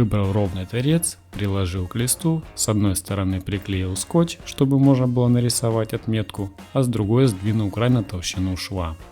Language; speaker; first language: Russian; native; Russian